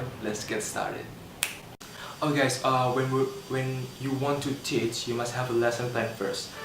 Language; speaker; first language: English; non-native, learner; Indonesian